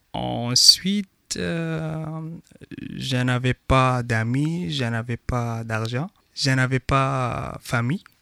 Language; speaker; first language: French; non-native, learner; Arabic